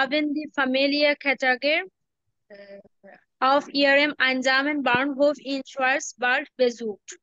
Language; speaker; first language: German; non-native, learner; Bangla